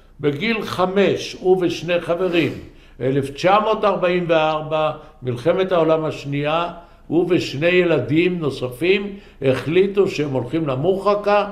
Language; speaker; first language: Hebrew; native; Hebrew